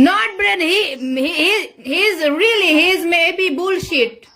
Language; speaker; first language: English; non-native, learner; Bangla